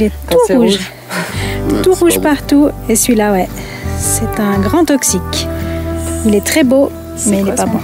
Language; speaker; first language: French; native; French